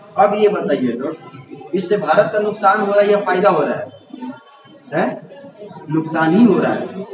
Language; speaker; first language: Hindi; native; Hindi